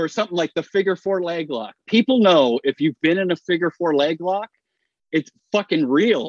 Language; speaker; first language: English; native; English